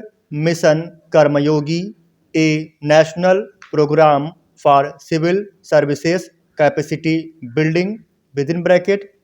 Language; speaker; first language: English; non-native, local second language; Hindi